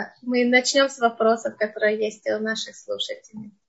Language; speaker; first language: Russian; native; Russian